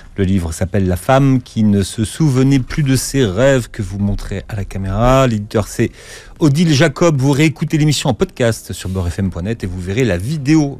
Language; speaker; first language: French; native; French